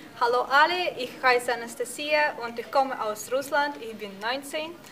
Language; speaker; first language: German; non-native, learner; Russian